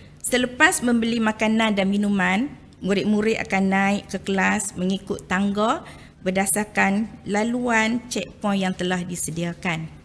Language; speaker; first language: Malay; native; Malay